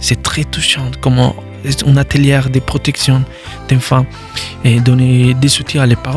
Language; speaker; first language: French; non-native, learner; Spanish